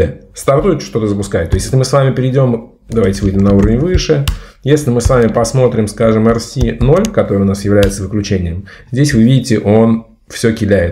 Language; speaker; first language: Russian; native; Russian